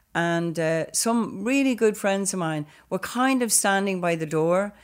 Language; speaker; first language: English; native; English